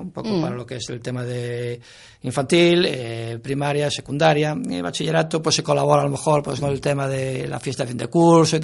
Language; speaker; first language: Spanish; native; Spanish